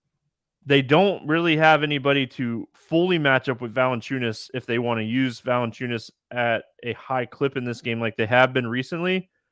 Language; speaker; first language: English; native; English